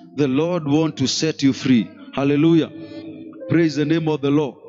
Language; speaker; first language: English; non-native, local second language; Swahili